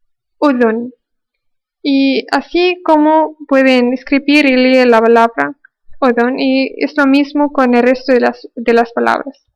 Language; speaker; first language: Spanish; non-native, fluent; Arabic